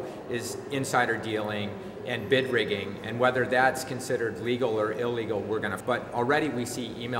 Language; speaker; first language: English; native; English